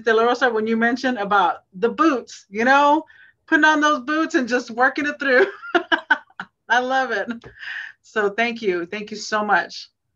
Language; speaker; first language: English; native; English